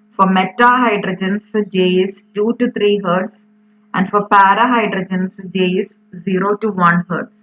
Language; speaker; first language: English; non-native, local second language; Malayalam